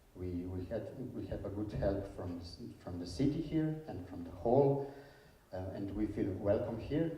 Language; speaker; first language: English; non-native, fluent; Slovenian